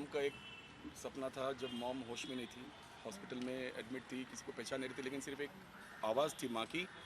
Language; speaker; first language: Hindi; native; Hindi